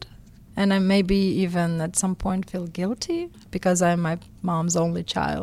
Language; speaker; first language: English; non-native, fluent; Russian